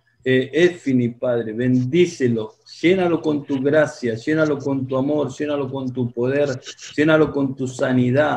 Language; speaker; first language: Spanish; non-native, fluent; Portuguese